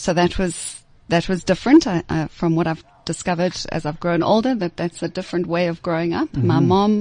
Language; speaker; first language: English; native; English